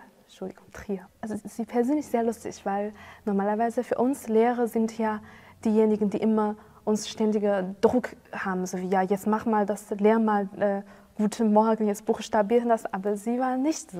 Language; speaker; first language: German; non-native, fluent; Chinese